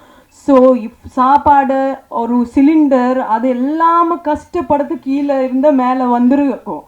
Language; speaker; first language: Tamil; non-native, fluent; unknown